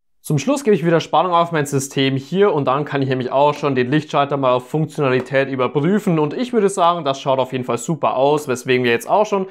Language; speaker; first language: German; native; German